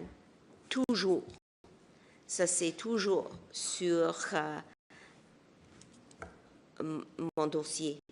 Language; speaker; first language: French; non-native, fluent; English